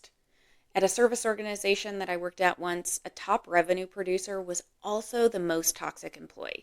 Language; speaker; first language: English; native; English